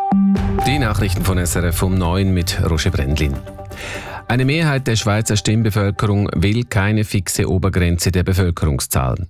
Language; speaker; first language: German; native; German